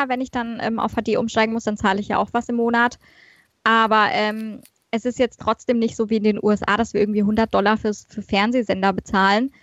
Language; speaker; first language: German; native; German